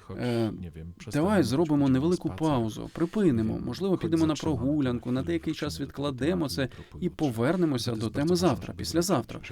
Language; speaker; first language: Ukrainian; non-native, fluent; Polish